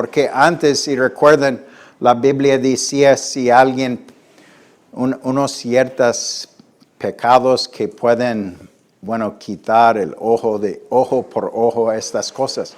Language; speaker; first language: Spanish; non-native, fluent; English